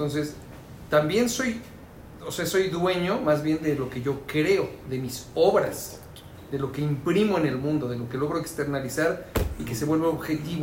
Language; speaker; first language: Spanish; native; Spanish